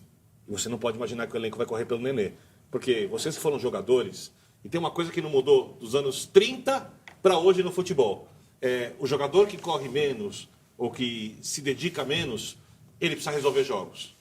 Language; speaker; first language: Portuguese; native; Portuguese